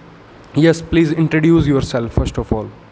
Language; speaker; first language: English; non-native, local second language; Hindi